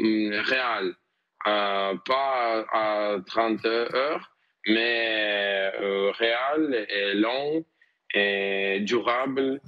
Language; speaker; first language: French; non-native, learner; Ukrainian